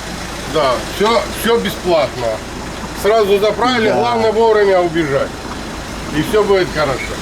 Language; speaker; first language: Russian; native; Russian